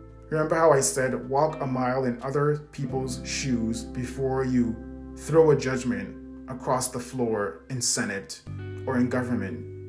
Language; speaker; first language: English; native; English